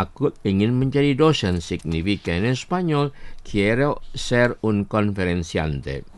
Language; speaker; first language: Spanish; non-native, fluent; Indonesian